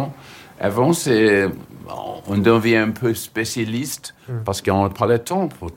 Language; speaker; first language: French; non-native, learner; English